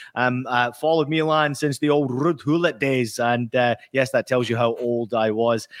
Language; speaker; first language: English; native; English